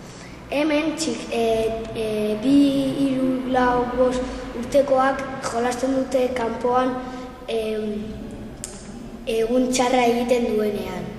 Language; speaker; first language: Basque; non-native, local second language; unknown